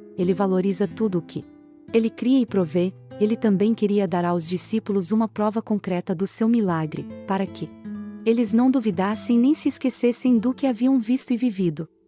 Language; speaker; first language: Portuguese; native; Portuguese